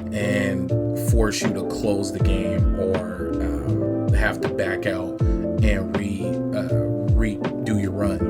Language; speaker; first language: English; native; English